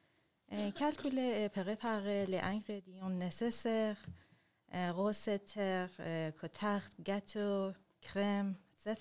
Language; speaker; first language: French; non-native, learner; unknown